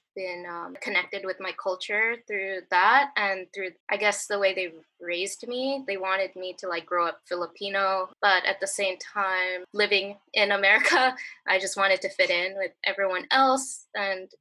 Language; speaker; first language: English; native; English